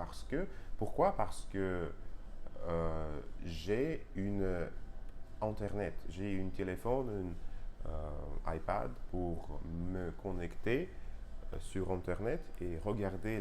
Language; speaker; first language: French; non-native, learner; Russian